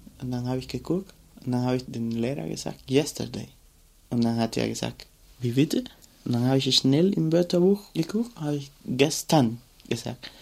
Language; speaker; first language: German; non-native, fluent; Spanish